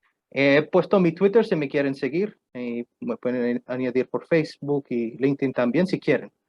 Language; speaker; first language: Spanish; non-native, fluent; Punjabi